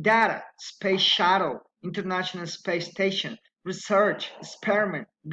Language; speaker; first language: English; non-native, fluent; Spanish